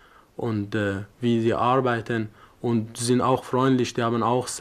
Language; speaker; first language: German; non-native, learner; Persian